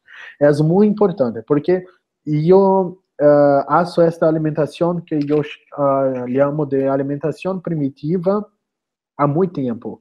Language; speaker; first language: Spanish; non-native, learner; Portuguese